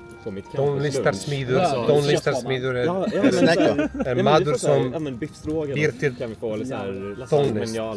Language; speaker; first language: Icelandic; non-native, fluent; Swedish